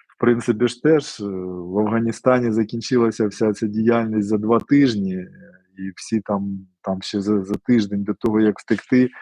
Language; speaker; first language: Ukrainian; non-native, local second language; Russian